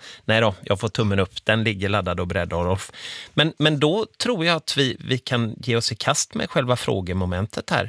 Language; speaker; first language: Swedish; native; Swedish